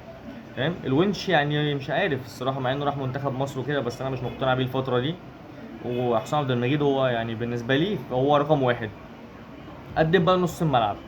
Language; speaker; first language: Arabic; native; Arabic